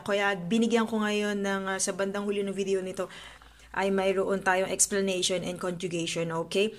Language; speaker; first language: Filipino; native; Filipino